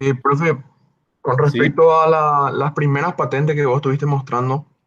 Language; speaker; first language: Spanish; native; Spanish